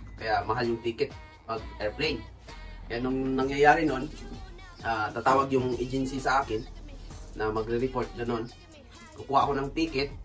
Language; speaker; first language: Filipino; non-native, local second language; Hiligaynon